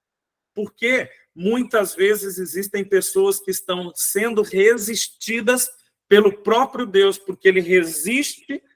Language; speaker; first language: Portuguese; native; Portuguese